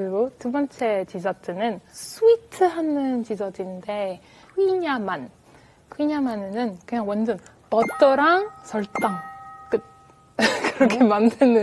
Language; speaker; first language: Korean; non-native, fluent; French